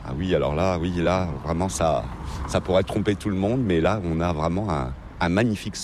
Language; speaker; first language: French; native; French